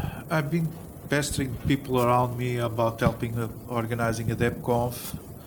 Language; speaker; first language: English; non-native, fluent; Portuguese